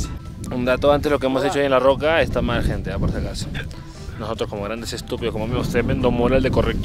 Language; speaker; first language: Spanish; native; Spanish